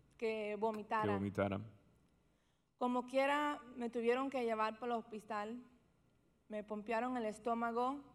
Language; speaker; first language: Spanish; early bilingual, heritage; Spanish